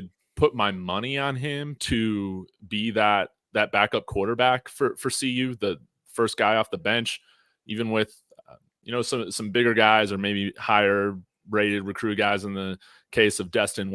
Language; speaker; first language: English; native; English